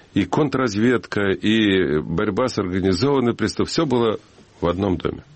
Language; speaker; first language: Russian; native; Russian